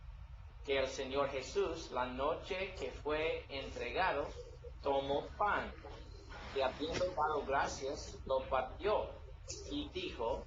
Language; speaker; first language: Spanish; non-native, learner; English